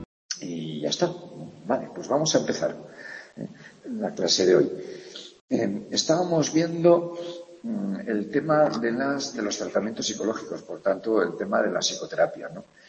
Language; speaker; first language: Spanish; native; Spanish